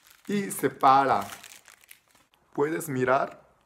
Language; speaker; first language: Spanish; non-native, learner; Japanese